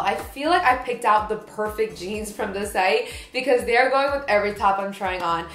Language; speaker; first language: English; native; English